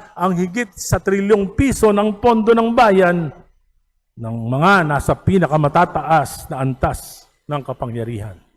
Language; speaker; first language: Filipino; native; Filipino